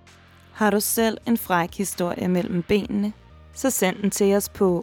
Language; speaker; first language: Danish; native; Danish